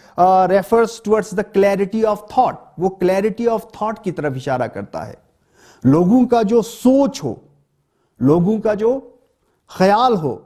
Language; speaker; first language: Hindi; non-native, local second language; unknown